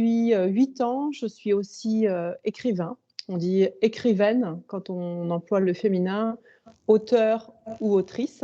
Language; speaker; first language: French; native; French